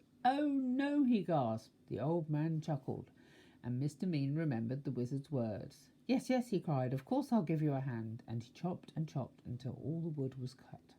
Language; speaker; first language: English; native; English